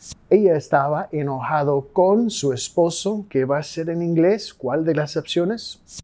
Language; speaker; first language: Spanish; non-native, fluent; English